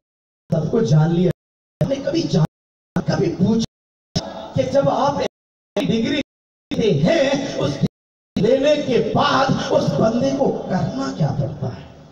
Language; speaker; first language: Hindi; native; Hindi